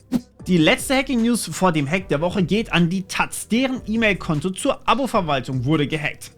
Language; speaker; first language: German; native; German